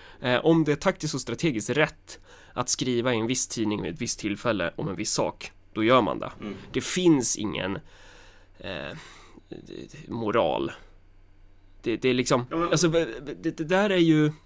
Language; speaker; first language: Swedish; native; Swedish